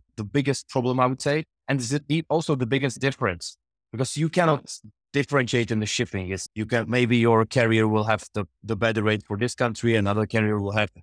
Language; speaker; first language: English; non-native, fluent; Czech